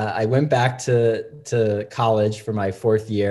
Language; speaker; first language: English; native; English